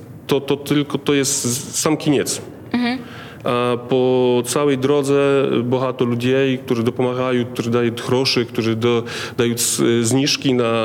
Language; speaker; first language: Polish; non-native, learner; Ukrainian